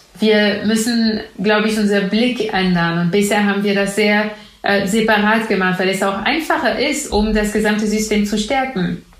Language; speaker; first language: German; non-native, fluent; French